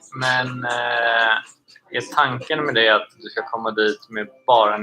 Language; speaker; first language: Swedish; native; Swedish